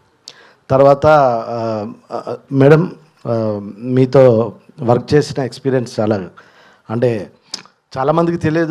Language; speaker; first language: Telugu; native; Telugu